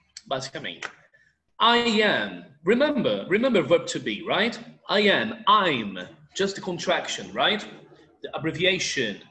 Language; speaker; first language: English; non-native, fluent; Portuguese